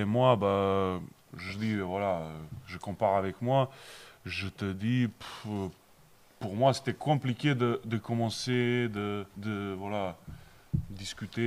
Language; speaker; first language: French; non-native, learner; Bosnian